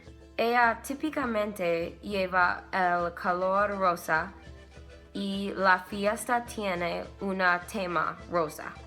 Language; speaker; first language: Spanish; non-native, learner; English